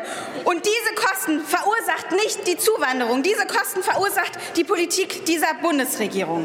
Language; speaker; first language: German; early bilingual, other home language; Persian